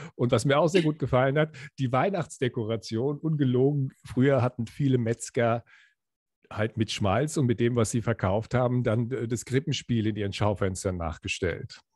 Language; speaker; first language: German; native; German